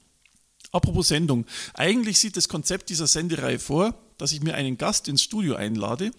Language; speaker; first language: German; native; German